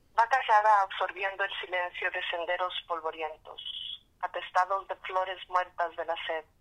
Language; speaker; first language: Spanish; early bilingual, heritage; Spanish